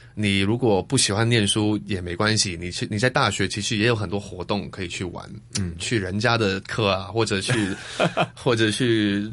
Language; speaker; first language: Chinese; non-native, fluent; Cantonese